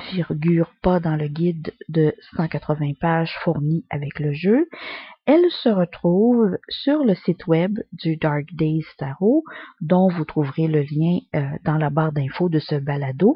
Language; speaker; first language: French; native; French